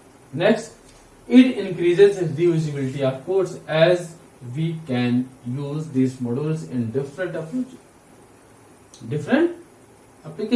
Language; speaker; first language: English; non-native, local second language; Hindi